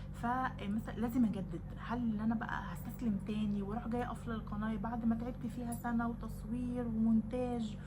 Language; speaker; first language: Arabic; native; Arabic